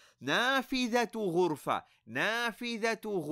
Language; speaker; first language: Arabic; non-native, fluent; English